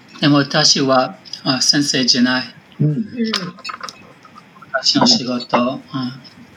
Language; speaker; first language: Japanese; non-native, learner; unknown